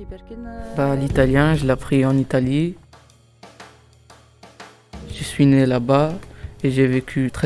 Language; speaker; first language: French; early bilingual, other home language; Italian